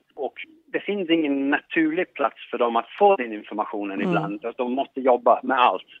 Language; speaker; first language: Swedish; non-native, fluent; English